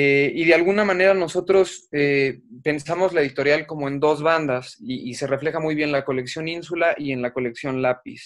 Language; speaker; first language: Spanish; native; Spanish